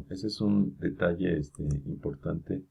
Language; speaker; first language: Spanish; native; Spanish